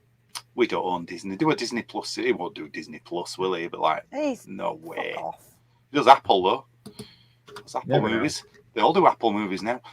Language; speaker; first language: English; native; English